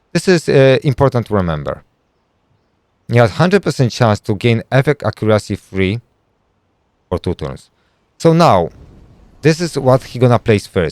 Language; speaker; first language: English; non-native, fluent; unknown